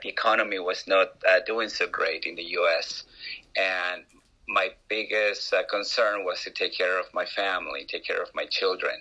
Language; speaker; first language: English; non-native, fluent; Spanish